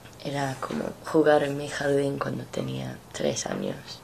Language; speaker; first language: Spanish; non-native, fluent; English